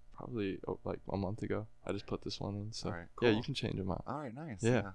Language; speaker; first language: English; native; English